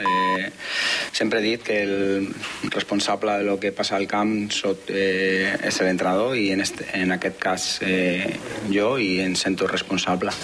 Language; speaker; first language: Catalan; non-native, fluent; Spanish